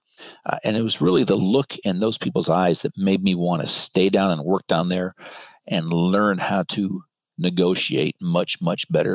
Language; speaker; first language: English; native; English